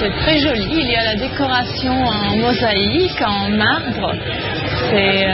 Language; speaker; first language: French; non-native, fluent; Slovak